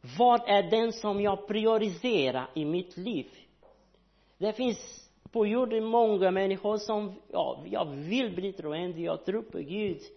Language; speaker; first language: Swedish; non-native, learner; Portuguese